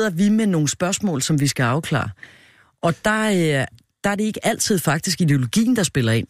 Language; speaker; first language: Danish; native; Danish